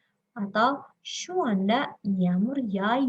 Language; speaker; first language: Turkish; non-native, learner; Indonesian